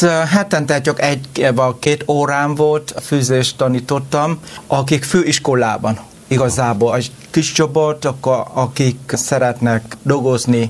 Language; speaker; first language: Hungarian; non-native, learner; Vietnamese